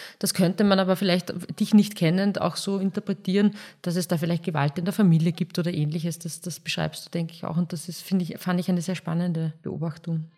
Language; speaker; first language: German; native; German